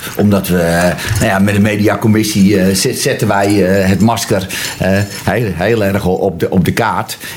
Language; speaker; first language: Dutch; native; Dutch